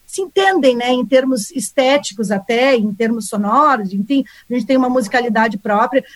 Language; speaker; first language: Portuguese; native; Portuguese